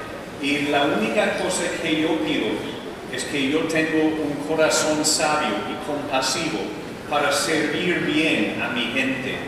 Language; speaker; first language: Spanish; non-native, fluent; English